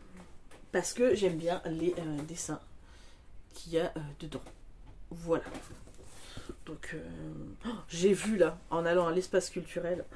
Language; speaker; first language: French; native; French